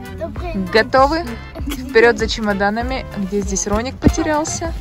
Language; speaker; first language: Russian; native; Russian